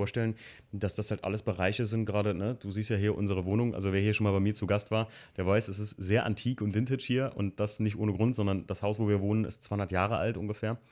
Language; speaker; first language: German; native; German